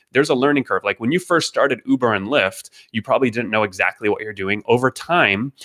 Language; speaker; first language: English; native; English